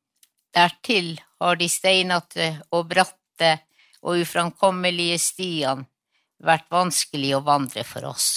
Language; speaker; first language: Norwegian; non-native, local second language; Northern Sami